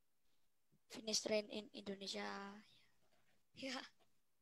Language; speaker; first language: English; non-native, learner; Indonesian